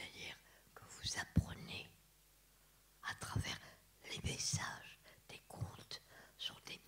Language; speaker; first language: French; native; French